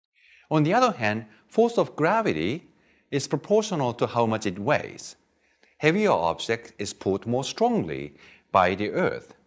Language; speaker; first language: English; non-native, fluent; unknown